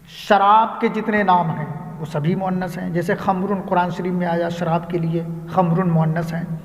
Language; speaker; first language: Urdu; native; Urdu